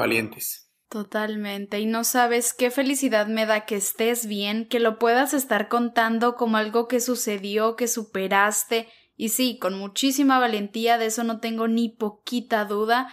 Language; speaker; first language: Spanish; native; Spanish